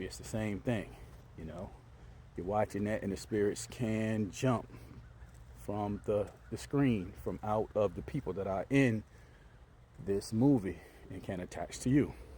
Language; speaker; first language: English; native; English